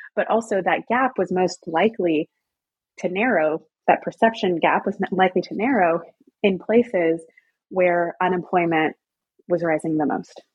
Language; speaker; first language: English; native; English